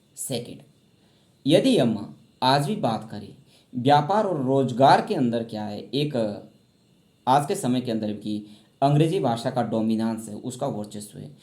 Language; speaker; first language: Hindi; native; Hindi